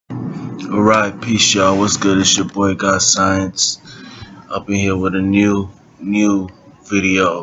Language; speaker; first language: English; native; English